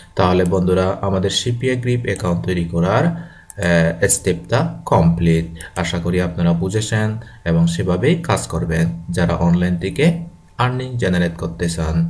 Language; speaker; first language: Bangla; non-native, local second language; Chakma